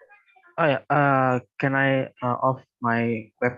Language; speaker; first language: English; non-native, learner; Indonesian